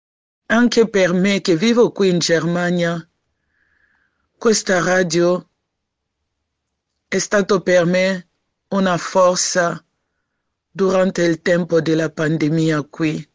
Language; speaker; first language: Italian; non-native, learner; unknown